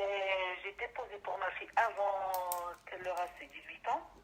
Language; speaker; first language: French; non-native, learner; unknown